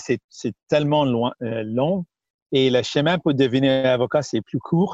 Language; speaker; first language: French; non-native, local second language; Punjabi